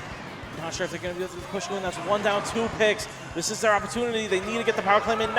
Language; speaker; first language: English; native; English